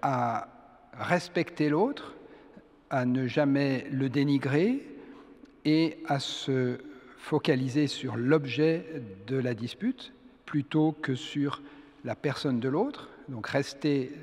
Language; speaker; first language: French; native; French